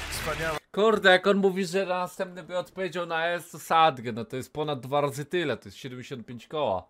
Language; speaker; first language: Polish; native; Polish